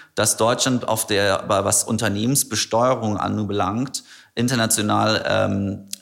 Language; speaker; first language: German; native; German